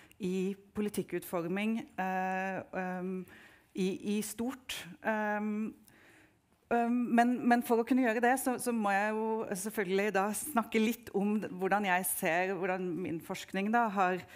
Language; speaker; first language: Norwegian; native; Norwegian